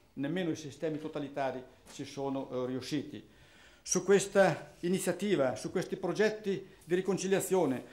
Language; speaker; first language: Italian; early bilingual, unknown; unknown